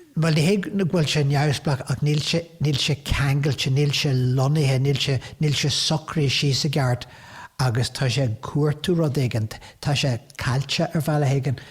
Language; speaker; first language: Irish; native; Irish